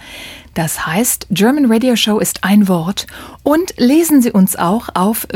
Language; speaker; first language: German; native; German